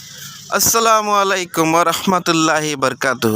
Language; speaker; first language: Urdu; non-native, local second language; Assamese